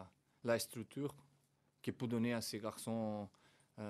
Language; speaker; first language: French; non-native, fluent; Portuguese